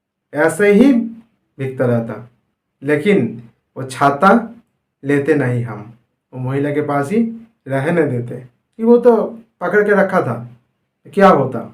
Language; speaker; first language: Hindi; non-native, fluent; Bangla